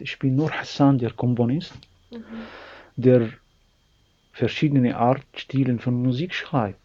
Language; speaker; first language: German; non-native, learner; Arabic